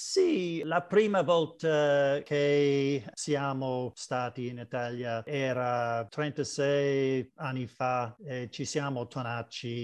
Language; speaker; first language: Italian; non-native, learner; English